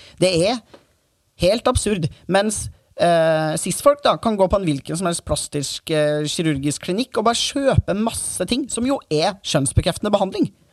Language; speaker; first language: Norwegian; native; Norwegian